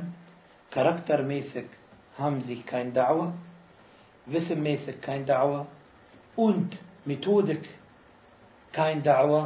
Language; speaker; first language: German; non-native, fluent; Arabic